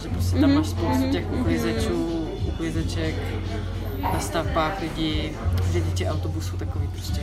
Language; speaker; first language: Czech; early bilingual, heritage; Czech